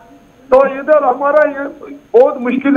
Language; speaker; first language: Hindi; non-native, local second language; Kashmiri